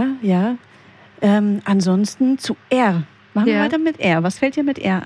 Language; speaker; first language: German; native; German